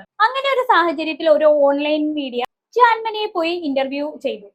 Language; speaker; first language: Malayalam; native; Malayalam